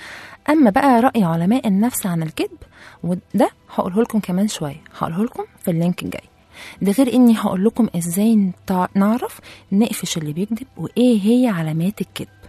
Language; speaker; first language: Arabic; native; Arabic